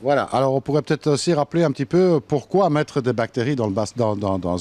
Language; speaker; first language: French; native; French